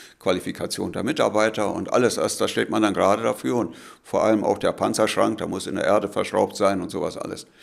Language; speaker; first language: German; native; German